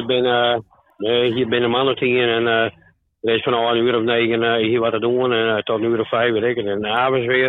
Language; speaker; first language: Dutch; native; Dutch